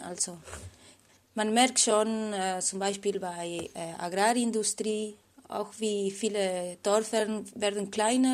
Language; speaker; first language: German; non-native, fluent; Spanish